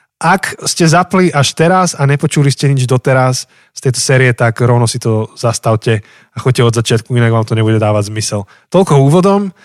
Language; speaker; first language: Slovak; native; Slovak